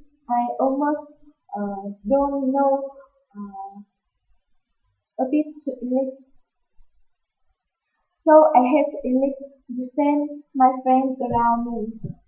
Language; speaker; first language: English; non-native, learner; Vietnamese